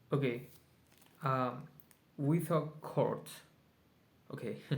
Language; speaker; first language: English; non-native, learner; Spanish